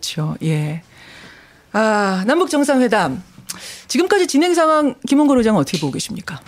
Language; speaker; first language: Korean; native; Korean